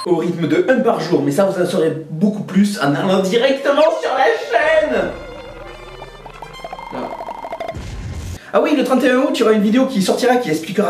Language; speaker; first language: French; native; French